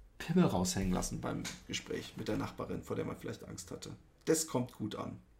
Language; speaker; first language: German; early bilingual, other home language; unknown